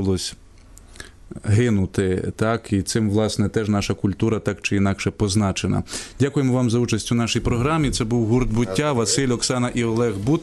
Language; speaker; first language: Ukrainian; native; Ukrainian